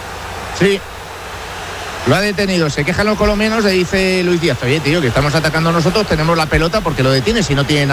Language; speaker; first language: Spanish; native; Spanish